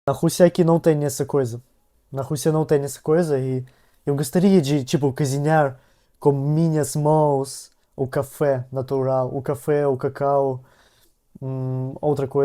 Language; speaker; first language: Portuguese; non-native, learner; Russian